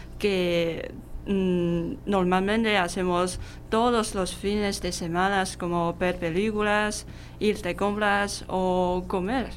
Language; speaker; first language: Spanish; non-native, learner; Chinese